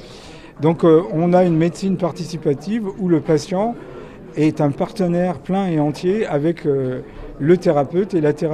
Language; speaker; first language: French; native; French